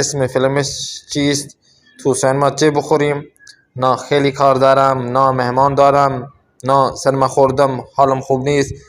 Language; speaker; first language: Persian; non-native, fluent; Urdu